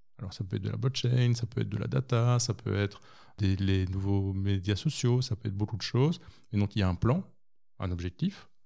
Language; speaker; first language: French; native; French